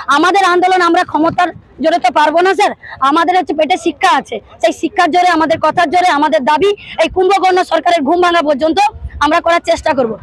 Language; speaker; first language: Bangla; native; Bangla